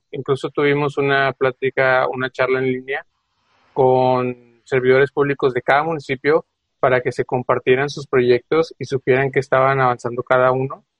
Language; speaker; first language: Spanish; native; Spanish